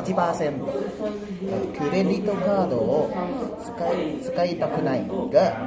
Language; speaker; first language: Japanese; non-native, learner; Indonesian